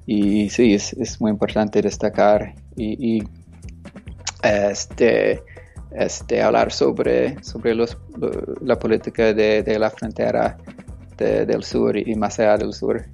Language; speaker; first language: Spanish; non-native, fluent; English